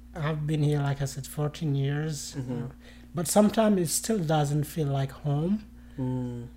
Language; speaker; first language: English; non-native, fluent; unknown